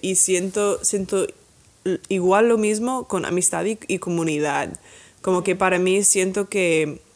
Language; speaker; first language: Spanish; non-native, fluent; English